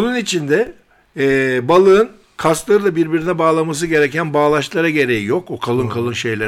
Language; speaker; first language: Turkish; native; Turkish